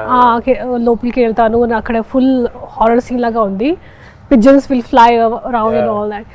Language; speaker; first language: Telugu; non-native, fluent; Hindi